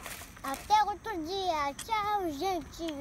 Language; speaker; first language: Portuguese; early bilingual, heritage; Portuguese